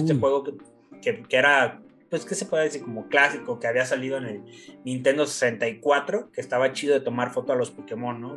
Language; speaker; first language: Spanish; native; Spanish